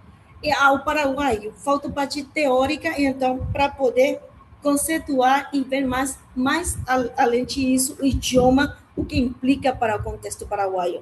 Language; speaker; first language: Portuguese; non-native, learner; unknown